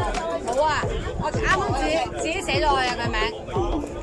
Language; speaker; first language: Cantonese; non-native, learner; Filipino